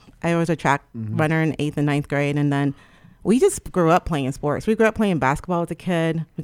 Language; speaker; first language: English; native; English